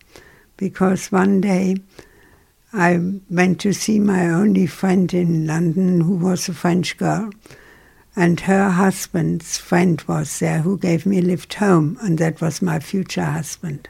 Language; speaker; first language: English; non-native, fluent; German